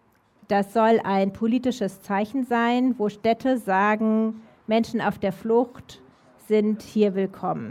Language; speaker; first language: German; native; German